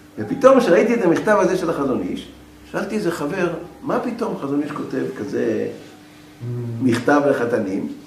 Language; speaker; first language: Hebrew; native; Hebrew